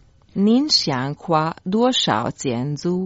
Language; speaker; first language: Chinese; non-native, learner; Croatian